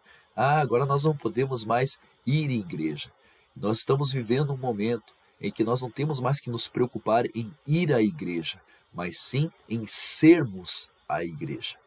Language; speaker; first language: Portuguese; native; Portuguese